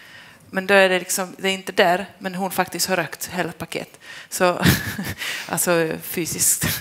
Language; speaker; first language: Swedish; non-native, fluent; Polish